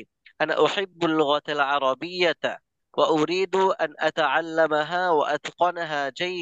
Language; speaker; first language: Arabic; non-native, learner; Bangla